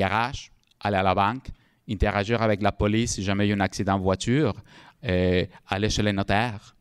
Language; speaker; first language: French; non-native, fluent; Spanish